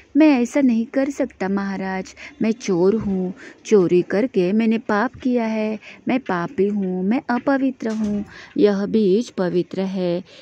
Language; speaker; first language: Hindi; non-native, local second language; Marathi